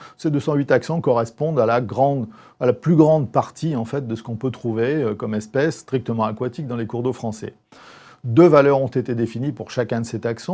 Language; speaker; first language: French; native; French